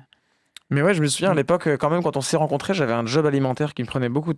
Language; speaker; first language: French; native; French